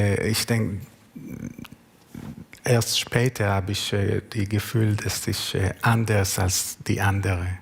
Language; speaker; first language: German; non-native, learner; Hebrew